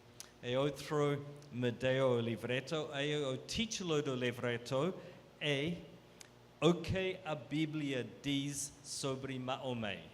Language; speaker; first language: Portuguese; non-native, fluent; English